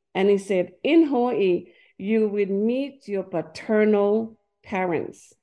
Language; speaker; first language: English; non-native, fluent; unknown